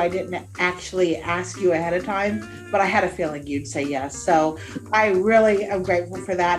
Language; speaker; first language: English; native; English